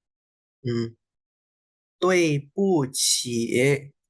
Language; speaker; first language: Chinese; non-native, fluent; Indonesian